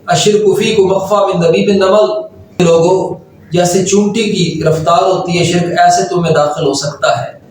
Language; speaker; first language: Urdu; native; Urdu